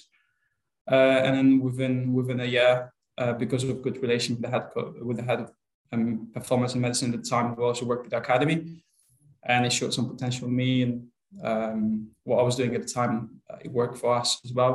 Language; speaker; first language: English; non-native, fluent; Polish